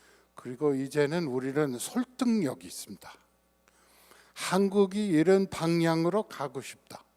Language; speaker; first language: Korean; non-native, fluent; English